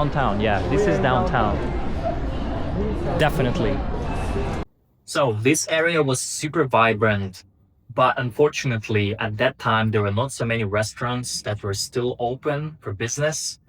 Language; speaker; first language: English; non-native, fluent; Russian